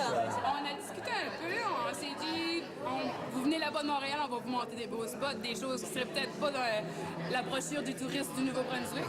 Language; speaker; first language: French; native; French